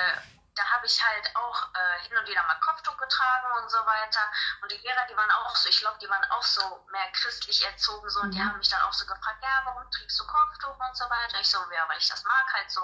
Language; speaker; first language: German; early bilingual, other home language; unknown